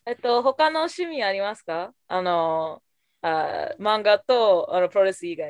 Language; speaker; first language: Japanese; non-native, fluent; English